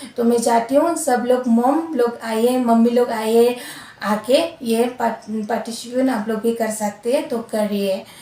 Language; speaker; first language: Hindi; non-native, local second language; Assamese